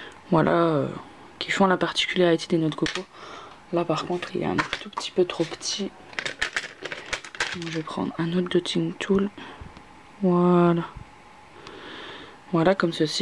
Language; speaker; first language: French; native; French